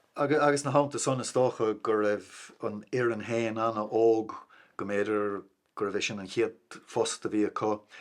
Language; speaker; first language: Irish; non-native, local second language; English